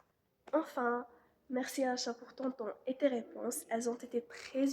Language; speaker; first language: French; non-native, local second language; Arabic